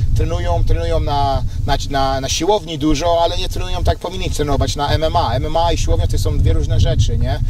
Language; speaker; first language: Polish; early bilingual, heritage; Polish